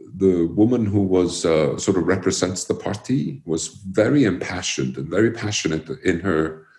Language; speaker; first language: English; early bilingual, other home language; Icelandic